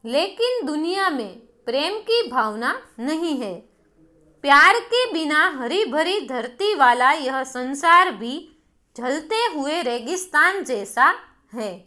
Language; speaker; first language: Hindi; non-native, local second language; Gujarati